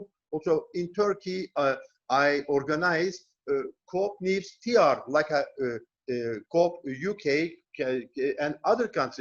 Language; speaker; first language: English; non-native, learner; Turkish